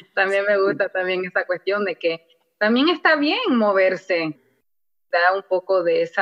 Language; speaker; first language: Spanish; early bilingual, other home language; English